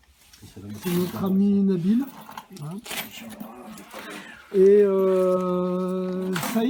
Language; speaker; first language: French; native; French